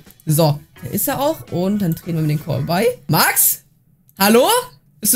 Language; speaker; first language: German; native; German